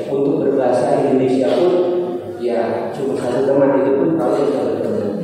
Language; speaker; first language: Indonesian; native; Indonesian